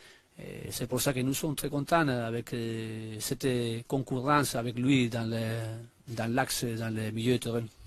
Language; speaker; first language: French; non-native, learner; Spanish